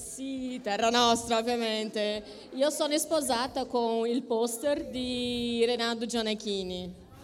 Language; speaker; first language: Italian; non-native, learner; Portuguese